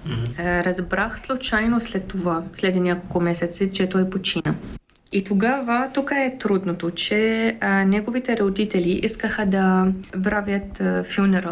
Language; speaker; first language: Bulgarian; non-native, fluent; Arabic